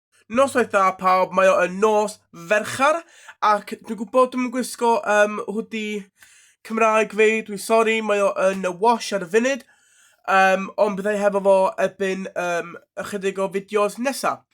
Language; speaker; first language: Welsh; non-native, local second language; English